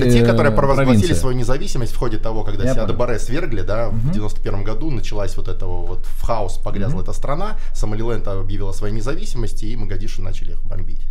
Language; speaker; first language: Russian; native; Russian